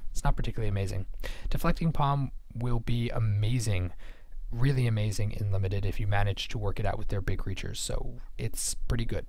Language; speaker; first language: English; native; English